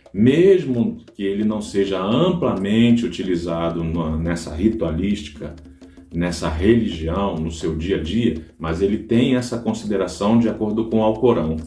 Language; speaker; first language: Portuguese; native; Portuguese